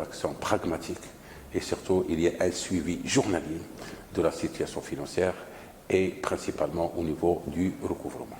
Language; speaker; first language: French; non-native, local second language; Arabic